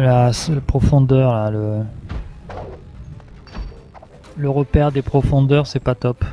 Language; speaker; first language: French; native; French